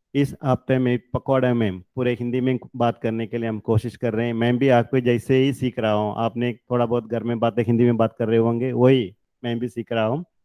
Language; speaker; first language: Hindi; non-native, local second language; Malayalam